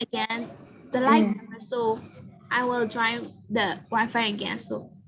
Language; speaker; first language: English; non-native, learner; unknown